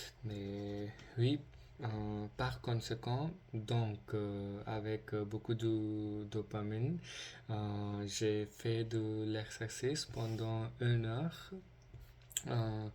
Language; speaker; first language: French; non-native, learner; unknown